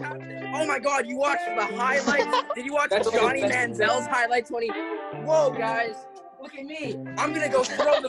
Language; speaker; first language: English; native; English